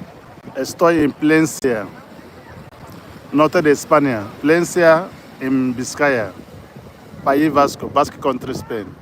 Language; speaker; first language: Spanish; non-native, learner; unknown